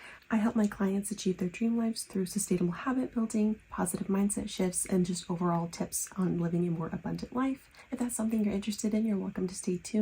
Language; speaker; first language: English; native; English